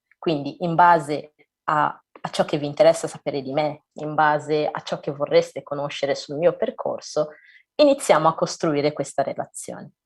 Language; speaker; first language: Italian; early bilingual, other home language; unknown